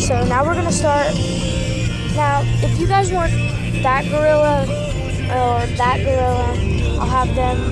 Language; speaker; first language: English; native; English